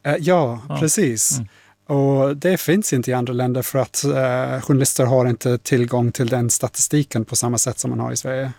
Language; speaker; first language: Swedish; non-native, fluent; English